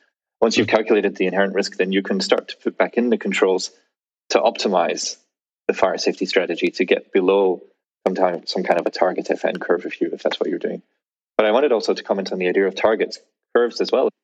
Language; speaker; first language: English; native; English